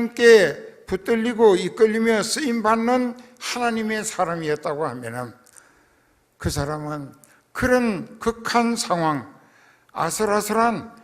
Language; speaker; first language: Korean; native; Korean